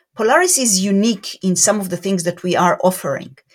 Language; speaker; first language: English; non-native, fluent; Hebrew